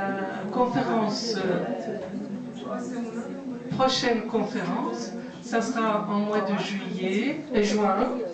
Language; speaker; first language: French; non-native, fluent; Persian